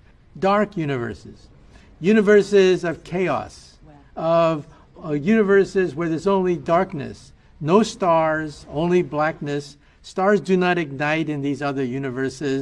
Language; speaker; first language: English; native; English